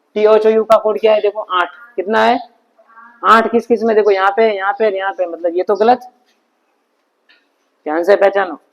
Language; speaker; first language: Hindi; native; Hindi